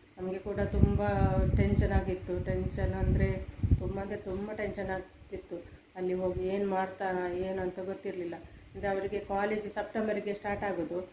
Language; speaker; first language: Kannada; non-native, local second language; Tulu